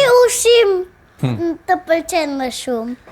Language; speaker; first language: Albanian; early bilingual, heritage; Albanian